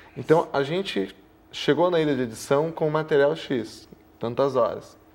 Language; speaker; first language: Portuguese; native; Portuguese